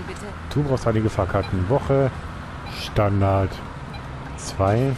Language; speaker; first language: German; native; German